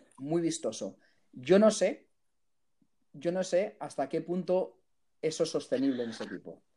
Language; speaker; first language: Spanish; early bilingual, heritage; Spanish